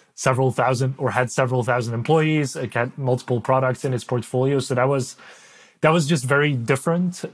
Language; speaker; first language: English; non-native, fluent; Dutch